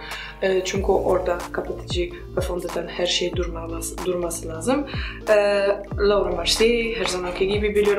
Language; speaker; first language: Turkish; non-native, fluent; Polish